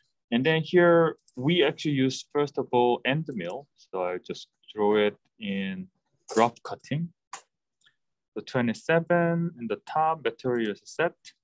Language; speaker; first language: English; non-native, fluent; Korean